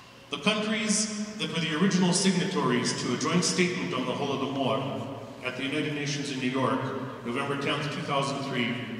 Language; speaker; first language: English; early bilingual, other home language; Ukrainian